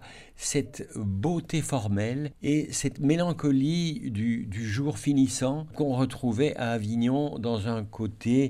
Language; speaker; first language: French; native; French